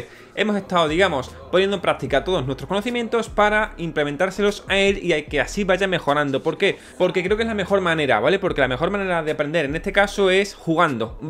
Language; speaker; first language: Spanish; native; Spanish